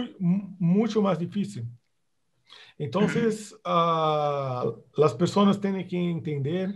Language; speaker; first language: Spanish; non-native, fluent; Portuguese